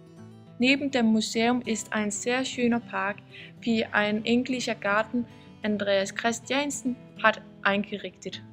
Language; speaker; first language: German; non-native, learner; Danish